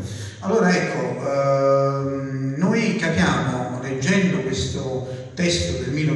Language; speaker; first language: Italian; native; Italian